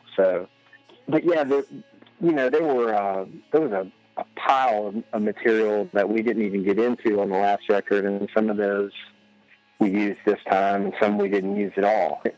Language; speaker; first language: English; native; English